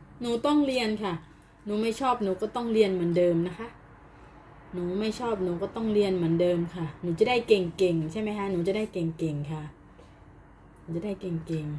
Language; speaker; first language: Thai; native; Thai